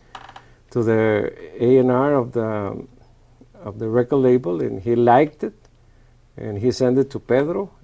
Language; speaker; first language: English; non-native, fluent; Spanish